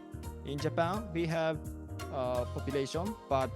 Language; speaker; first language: English; non-native, learner; Japanese